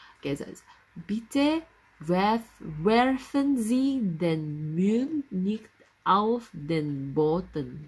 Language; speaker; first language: German; non-native, learner; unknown